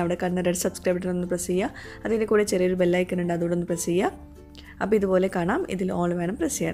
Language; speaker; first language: Malayalam; native; Malayalam